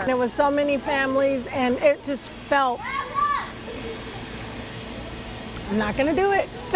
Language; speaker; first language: English; native; English